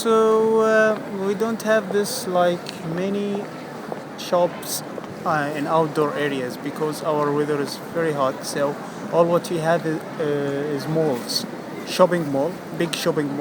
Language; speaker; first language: English; non-native, fluent; Arabic